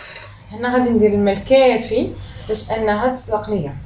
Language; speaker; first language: Arabic; native; Arabic